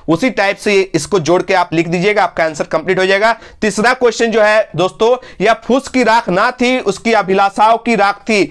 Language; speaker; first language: Hindi; non-native, local second language; Bangla